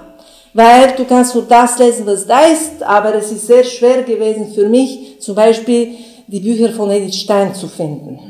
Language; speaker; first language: German; non-native, fluent; Bulgarian